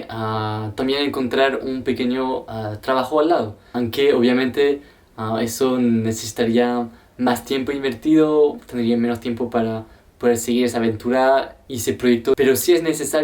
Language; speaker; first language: Spanish; non-native, fluent; French